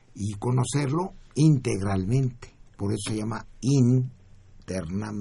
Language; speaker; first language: Spanish; native; Spanish